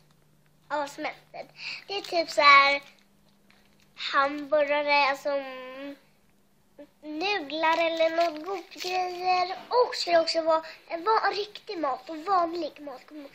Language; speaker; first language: Swedish; early bilingual, other home language; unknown